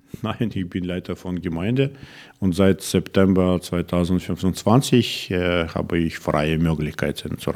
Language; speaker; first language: German; non-native, learner; Russian